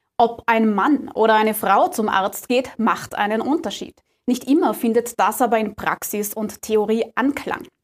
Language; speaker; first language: German; native; German